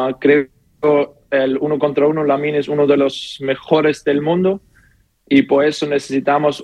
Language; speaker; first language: Spanish; non-native, learner; German